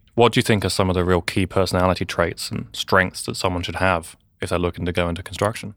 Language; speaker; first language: English; native; English